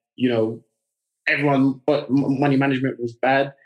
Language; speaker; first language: English; early bilingual, other home language; French